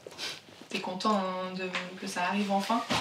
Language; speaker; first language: French; native; French